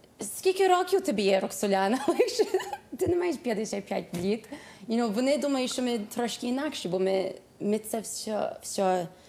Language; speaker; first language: Ukrainian; early bilingual, heritage; Ukrainian